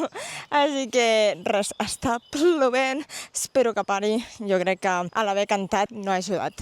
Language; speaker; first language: Catalan; native; Catalan